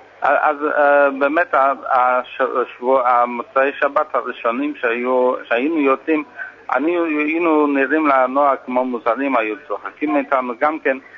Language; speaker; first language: Hebrew; non-native, fluent; English